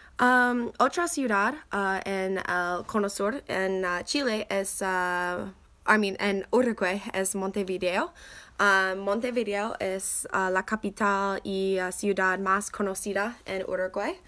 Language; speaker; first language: Spanish; non-native, learner; English